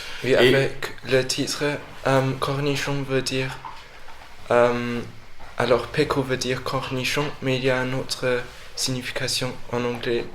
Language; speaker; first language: French; non-native, fluent; English